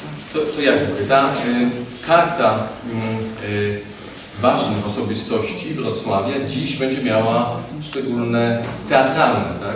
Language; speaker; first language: Polish; native; Polish